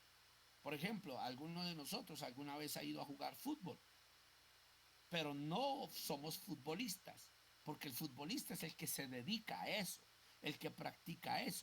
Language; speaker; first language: Spanish; native; Spanish